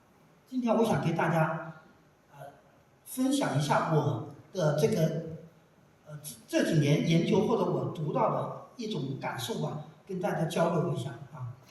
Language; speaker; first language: Chinese; native; Chinese